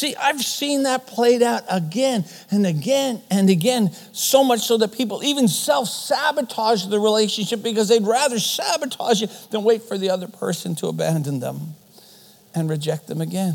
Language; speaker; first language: English; non-native, fluent; German